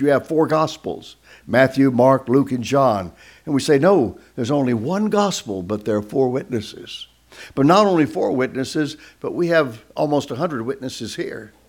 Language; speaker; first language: English; native; English